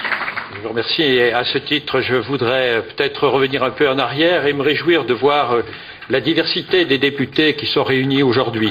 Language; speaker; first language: French; native; French